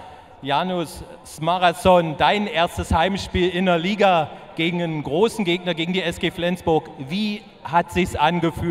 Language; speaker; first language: German; native; German